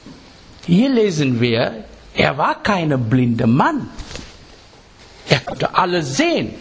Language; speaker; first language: German; non-native, fluent; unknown